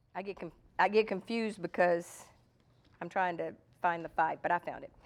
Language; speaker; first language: English; native; English